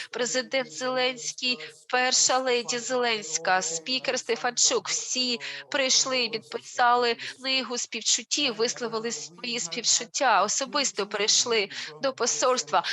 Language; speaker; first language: Ukrainian; non-native, fluent; Turkish